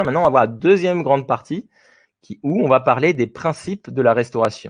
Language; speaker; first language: French; native; French